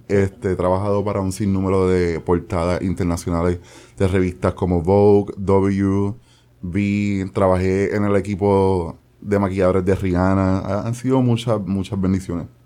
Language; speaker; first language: Spanish; native; Spanish